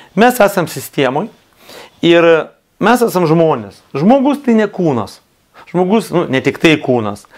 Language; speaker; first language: Lithuanian; non-native, local second language; Russian